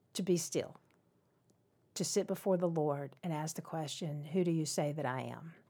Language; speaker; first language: English; native; English